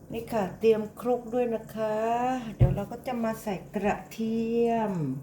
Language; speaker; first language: Thai; native; Thai